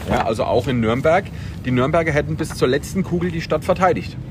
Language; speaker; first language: German; native; German